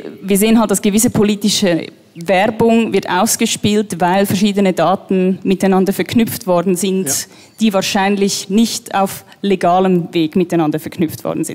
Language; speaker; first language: German; native; German